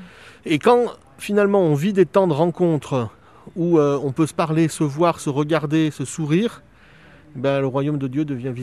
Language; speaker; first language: French; native; French